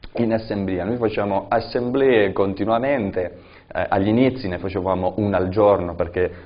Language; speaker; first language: Italian; native; Italian